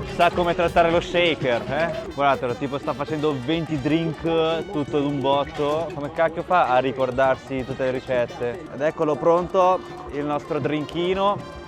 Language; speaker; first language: Italian; early bilingual, other home language; Chinese